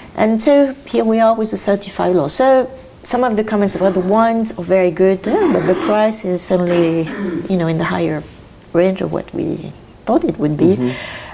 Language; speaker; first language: English; non-native, fluent; French